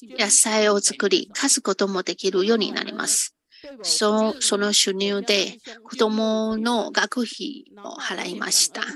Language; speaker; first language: Japanese; non-native, fluent; Chinese